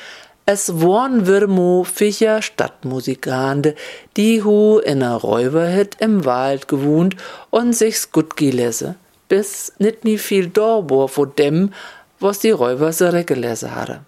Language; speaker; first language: German; native; German